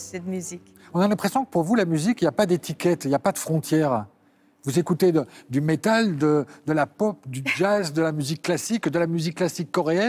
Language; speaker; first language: French; native; French